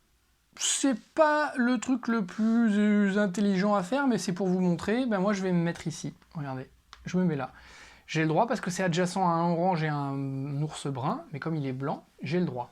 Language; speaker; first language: French; native; French